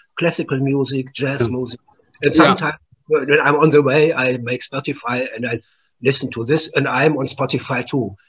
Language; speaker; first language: English; non-native, learner; German